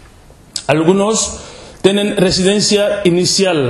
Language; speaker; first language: Spanish; non-native, local second language; Wolof